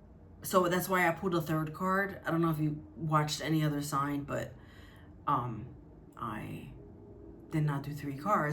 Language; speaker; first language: English; native; English